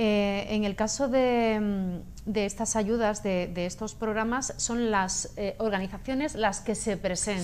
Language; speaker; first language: Spanish; native; Spanish